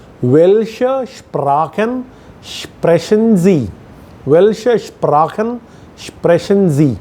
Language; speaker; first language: German; non-native, fluent; Hindi